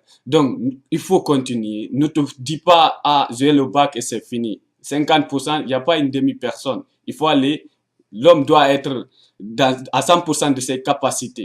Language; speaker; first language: French; non-native, local second language; Arabic